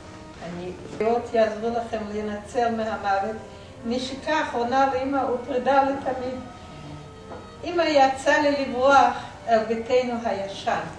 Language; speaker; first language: Hebrew; non-native, fluent; Yiddish